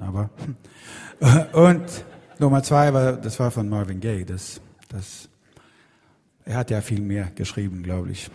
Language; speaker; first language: German; non-native, learner; Swedish